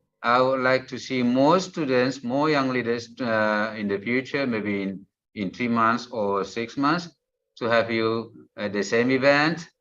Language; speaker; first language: English; non-native, fluent; Indonesian